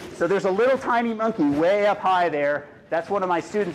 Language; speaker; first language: English; native; English